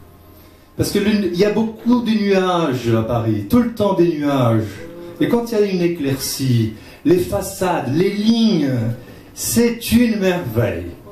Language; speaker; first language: French; non-native, fluent; Portuguese